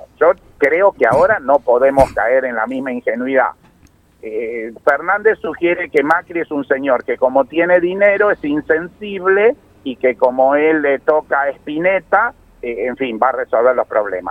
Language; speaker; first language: Spanish; native; Spanish